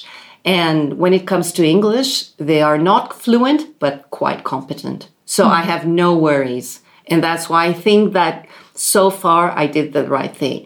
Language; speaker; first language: English; non-native, local second language; French